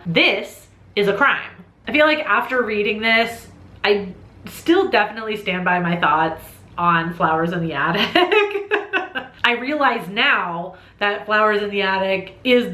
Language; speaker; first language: English; native; English